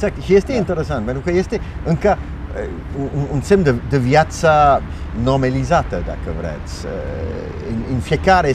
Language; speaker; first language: Romanian; non-native, fluent; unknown